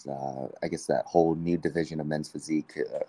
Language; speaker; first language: English; native; English